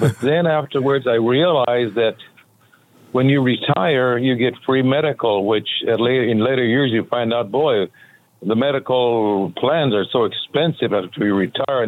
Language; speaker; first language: English; native; English